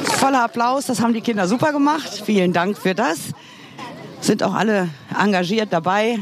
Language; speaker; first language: German; native; German